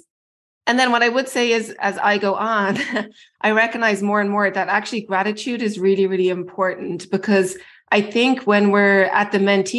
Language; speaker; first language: English; native; English